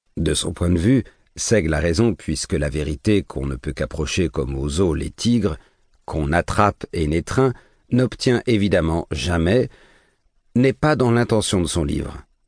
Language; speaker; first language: French; native; French